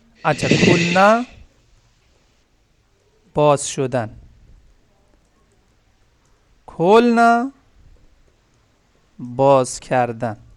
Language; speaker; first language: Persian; non-native, fluent; Urdu